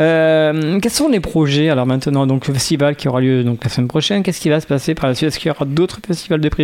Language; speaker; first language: French; native; French